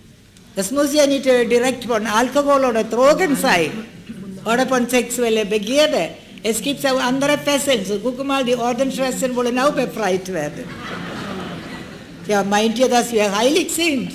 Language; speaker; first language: German; non-native, fluent; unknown